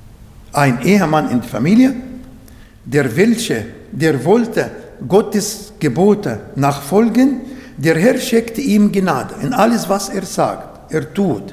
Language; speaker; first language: German; non-native, fluent; Arabic